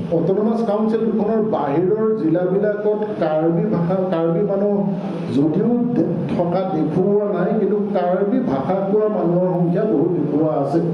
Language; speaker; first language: Assamese; non-native, local second language; Karbi